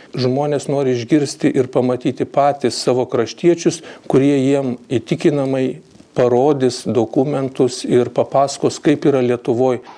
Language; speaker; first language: Lithuanian; native; Lithuanian